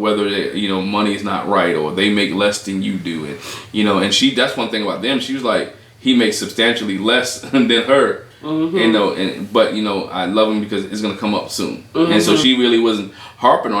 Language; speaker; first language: English; native; English